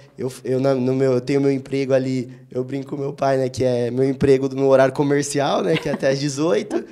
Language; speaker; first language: Portuguese; native; Portuguese